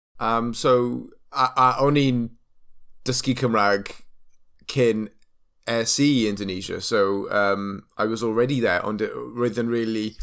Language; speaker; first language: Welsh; non-native, local second language; English